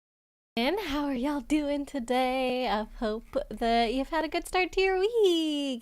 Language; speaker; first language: English; native; English